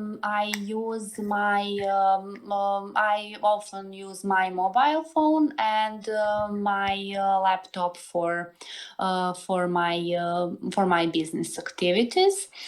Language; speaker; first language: English; non-native, learner; Serbian